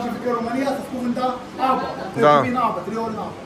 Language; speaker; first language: Romanian; non-native, learner; Arabic